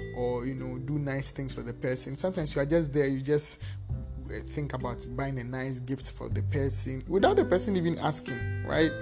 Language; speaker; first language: English; non-native, local second language; Akan